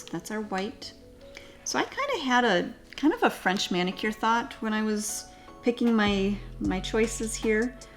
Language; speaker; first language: English; native; English